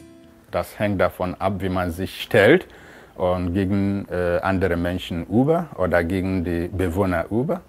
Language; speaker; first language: German; non-native, fluent; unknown